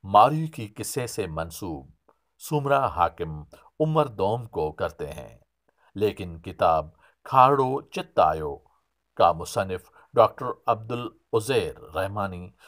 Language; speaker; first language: Urdu; non-native, local second language; Sindhi